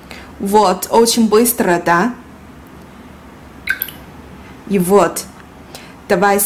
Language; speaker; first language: Russian; non-native, learner; Chinese